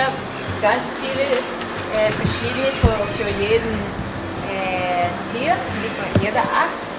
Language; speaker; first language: German; non-native, learner; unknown